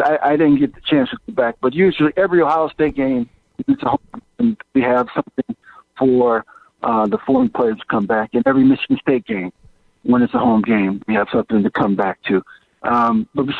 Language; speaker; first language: English; native; English